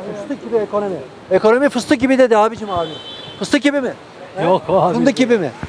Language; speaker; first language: Turkish; native; Turkish